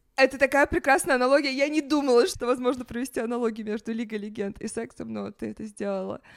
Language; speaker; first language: Russian; native; Russian